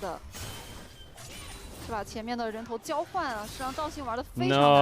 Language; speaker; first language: Chinese; native; Chinese